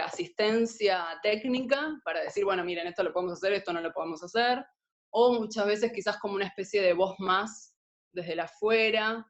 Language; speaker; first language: Spanish; native; Spanish